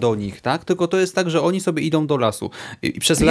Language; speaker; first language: Polish; native; Polish